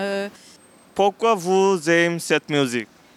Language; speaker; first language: French; non-native, learner; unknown